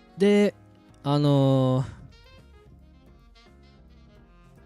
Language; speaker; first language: Japanese; non-native, fluent; Indonesian